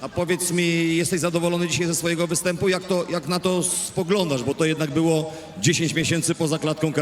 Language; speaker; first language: Polish; native; Polish